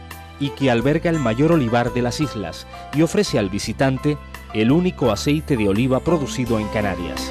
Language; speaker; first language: Spanish; native; Spanish